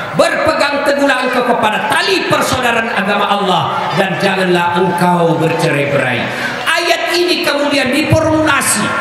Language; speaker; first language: Indonesian; non-native, local second language; Buginese